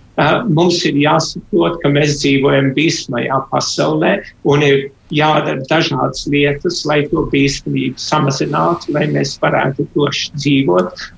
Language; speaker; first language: Latvian; early bilingual, heritage; Latvian